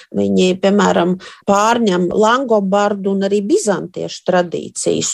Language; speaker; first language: Latvian; native; Latvian